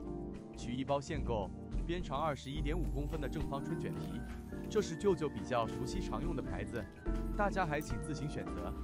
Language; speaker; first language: Chinese; native; Chinese